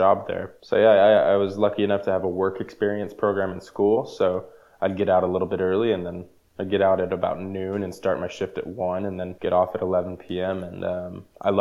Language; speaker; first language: English; native; English